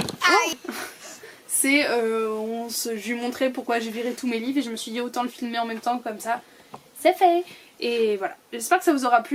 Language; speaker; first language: French; native; French